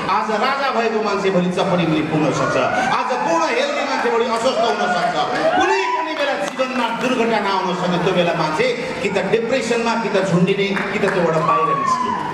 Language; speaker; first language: Nepali; native; Nepali